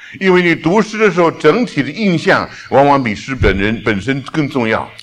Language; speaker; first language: Chinese; native; Chinese